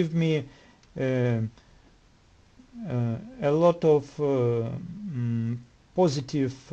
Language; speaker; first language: English; non-native, learner; Russian